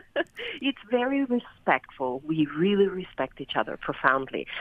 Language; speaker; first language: English; non-native, fluent; Italian